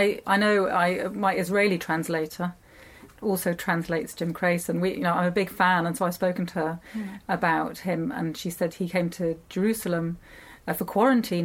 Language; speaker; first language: English; native; English